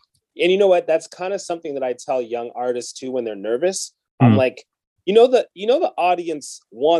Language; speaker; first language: English; native; English